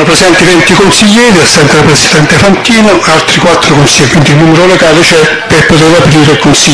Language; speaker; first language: Italian; native; Italian